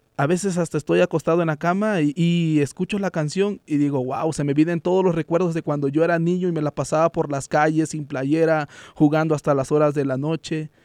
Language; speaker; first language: Spanish; native; Spanish